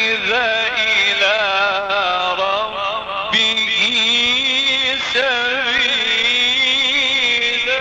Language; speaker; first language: Arabic; native; Arabic